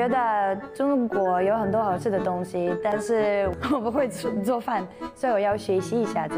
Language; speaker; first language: Chinese; non-native, fluent; Russian